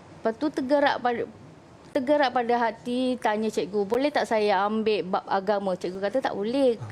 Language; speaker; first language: Malay; non-native, local second language; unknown